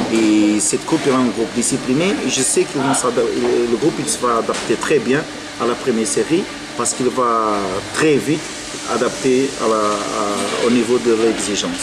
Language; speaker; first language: French; non-native, fluent; Portuguese